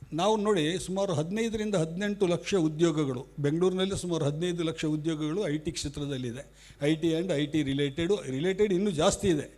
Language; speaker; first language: Kannada; non-native, local second language; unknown